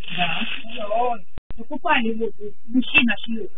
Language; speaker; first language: Russian; native; Russian